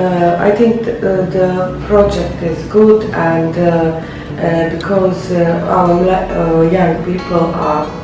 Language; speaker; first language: English; non-native, learner; Bosnian